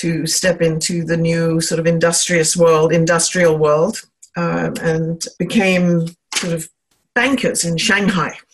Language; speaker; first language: English; native; English